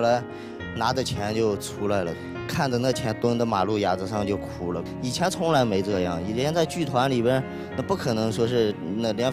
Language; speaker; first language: Chinese; native; Chinese